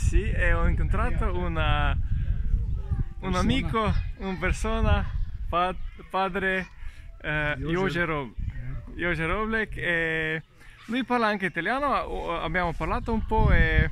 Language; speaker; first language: Italian; non-native, learner; Slovenian